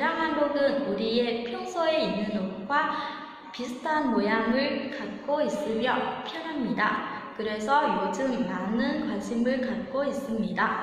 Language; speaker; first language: Korean; non-native, fluent; Vietnamese